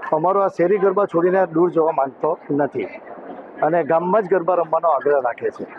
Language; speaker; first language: Gujarati; native; Gujarati